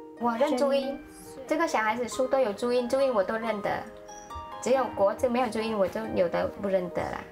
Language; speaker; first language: Chinese; non-native, fluent; Vietnamese